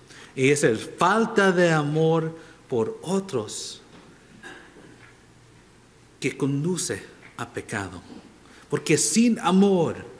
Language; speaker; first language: Spanish; non-native, fluent; English